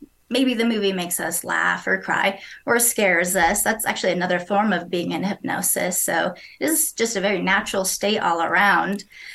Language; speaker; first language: English; native; English